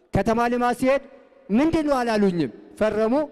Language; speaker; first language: Amharic; native; Amharic